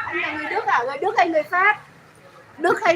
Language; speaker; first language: Vietnamese; native; Vietnamese